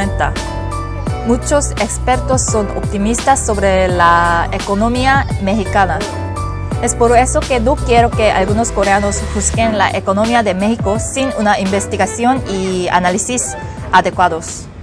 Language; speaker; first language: Spanish; non-native, fluent; Korean